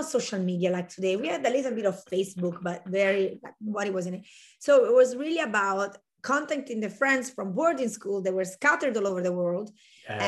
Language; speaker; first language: English; non-native, fluent; Italian